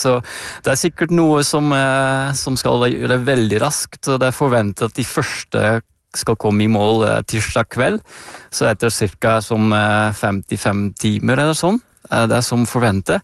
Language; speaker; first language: Norwegian; non-native, fluent; Dutch